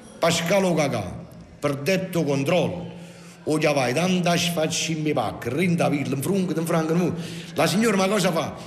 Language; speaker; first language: Italian; native; Italian